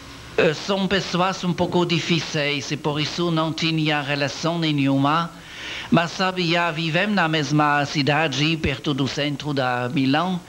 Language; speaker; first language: Portuguese; non-native, learner; French